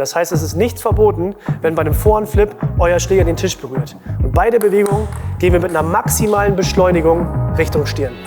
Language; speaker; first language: German; native; German